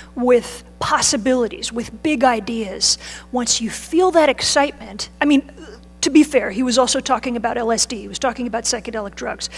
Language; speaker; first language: English; native; English